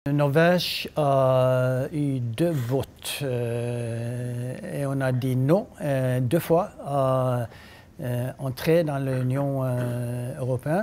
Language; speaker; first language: French; non-native, learner; Norwegian